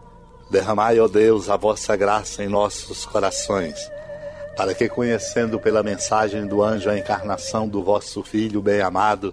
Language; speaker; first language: Portuguese; native; Portuguese